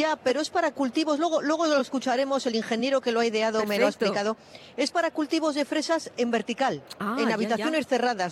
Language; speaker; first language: Spanish; native; Spanish